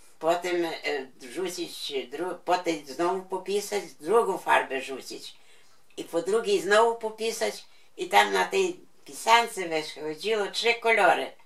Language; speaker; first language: Polish; non-native, local second language; Ukrainian